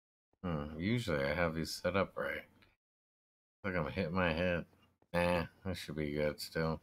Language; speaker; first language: English; native; English